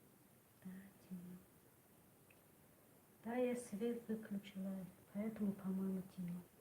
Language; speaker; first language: Russian; non-native, learner; Tajik